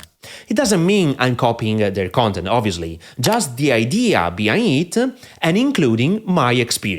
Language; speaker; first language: English; non-native, fluent; Italian